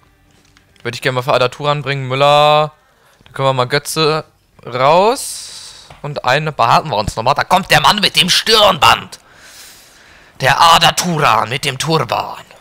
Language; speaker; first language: German; native; German